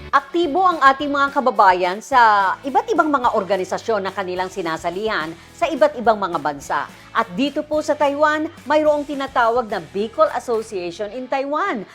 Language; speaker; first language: Filipino; native; Filipino